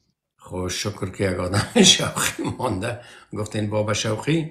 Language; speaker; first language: Persian; native; Persian